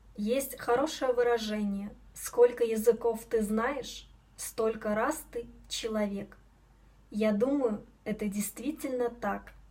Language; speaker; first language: Russian; non-native, local second language; Belarusian